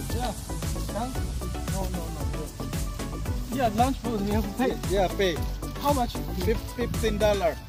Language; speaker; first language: English; non-native, learner; Filipino